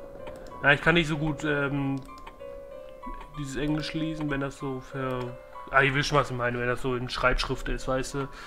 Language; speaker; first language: German; native; German